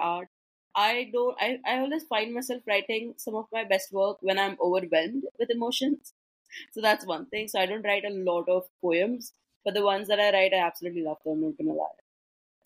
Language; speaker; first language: English; non-native, local second language; Hindi